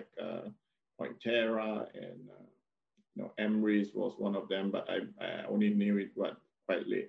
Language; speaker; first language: English; non-native, local second language; Min Nan Chinese